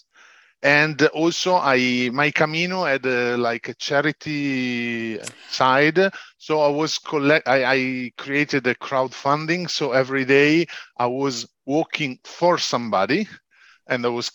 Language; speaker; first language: English; non-native, fluent; Italian